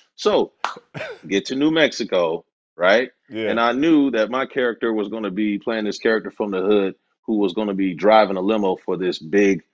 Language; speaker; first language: English; native; English